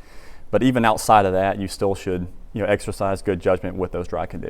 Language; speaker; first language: English; native; English